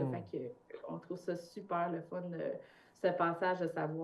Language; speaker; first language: French; native; French